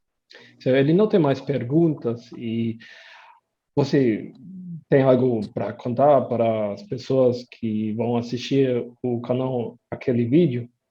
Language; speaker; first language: Portuguese; non-native, fluent; German